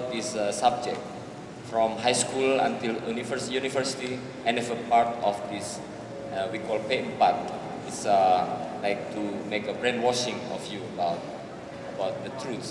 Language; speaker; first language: English; non-native, learner; Indonesian